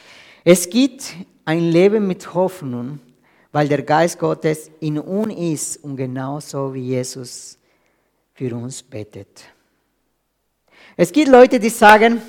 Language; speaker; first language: German; non-native, fluent; Spanish